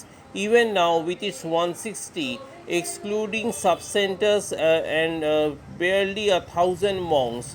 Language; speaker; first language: English; non-native, local second language; Bangla